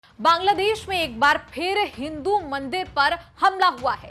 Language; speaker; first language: Hindi; native; Hindi